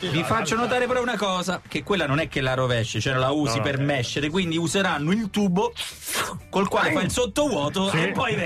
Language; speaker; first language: Italian; native; Italian